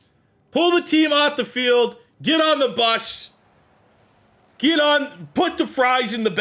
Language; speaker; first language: English; native; English